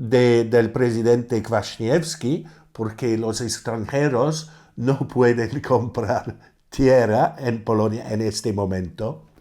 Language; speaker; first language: Spanish; non-native, fluent; English